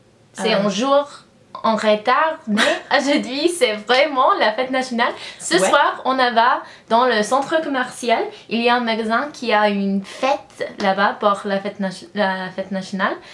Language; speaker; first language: French; non-native, learner; English